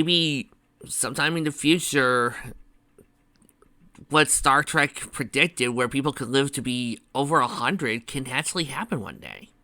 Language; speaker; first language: English; native; English